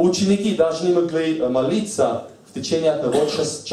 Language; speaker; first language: Russian; native; Russian